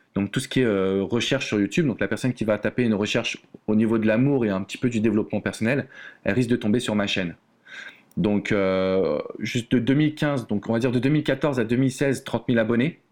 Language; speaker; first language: French; native; French